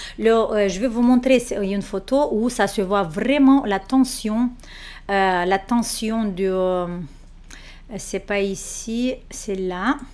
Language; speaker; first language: French; non-native, fluent; Romanian